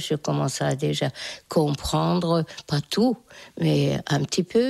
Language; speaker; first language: French; non-native, fluent; Hungarian